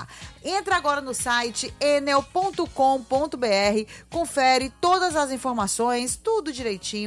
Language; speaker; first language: Portuguese; native; Portuguese